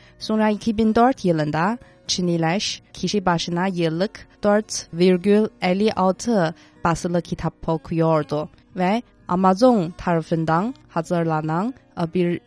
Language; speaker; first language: Turkish; non-native, fluent; Chinese